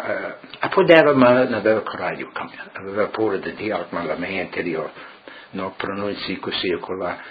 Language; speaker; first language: Italian; early bilingual, heritage; Friulian